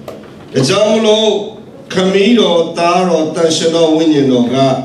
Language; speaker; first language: Burmese; non-native, local second language; S'gaw Karen